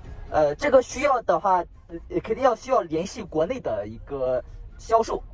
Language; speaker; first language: Chinese; native; Chinese